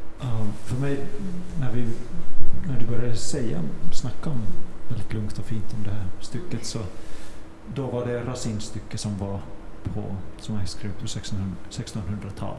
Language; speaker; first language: Swedish; non-native, fluent; Finnish